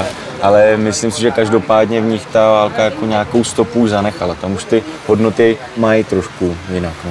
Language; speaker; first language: Czech; native; Czech